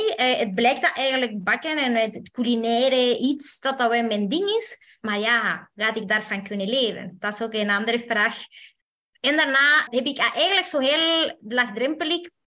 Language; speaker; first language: Dutch; non-native, fluent; Spanish